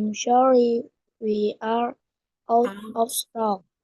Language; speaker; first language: English; non-native, learner; Indonesian